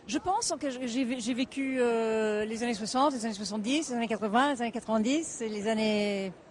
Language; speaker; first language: French; non-native, fluent; English